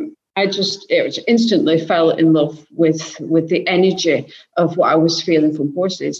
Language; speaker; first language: English; native; English